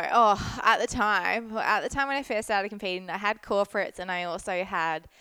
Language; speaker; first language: English; native; English